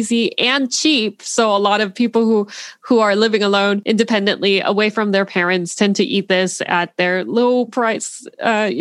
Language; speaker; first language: English; non-native, fluent; Korean